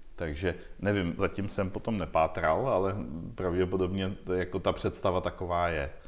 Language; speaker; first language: Czech; native; Czech